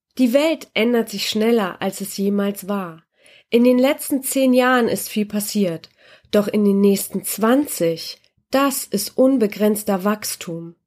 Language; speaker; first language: German; early bilingual, other home language; Polish